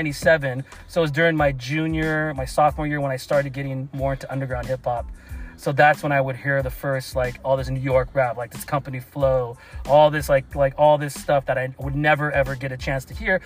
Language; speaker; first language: English; native; English